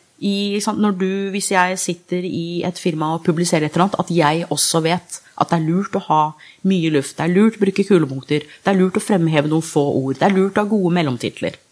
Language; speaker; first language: Norwegian; early bilingual, other home language; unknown